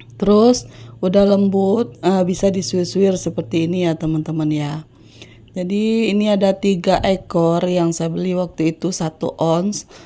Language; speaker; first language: Indonesian; native; Indonesian